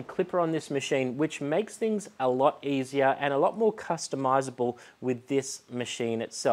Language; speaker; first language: English; native; English